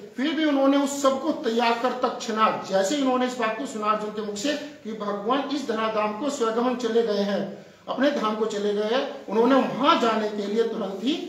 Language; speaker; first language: Hindi; native; Hindi